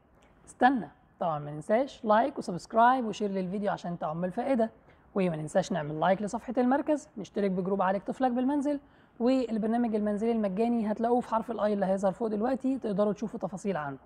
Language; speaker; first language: Arabic; native; Arabic